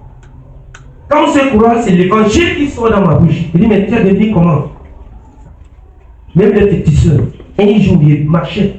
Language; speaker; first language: French; non-native, local second language; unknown